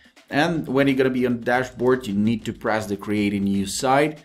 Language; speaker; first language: English; non-native, fluent; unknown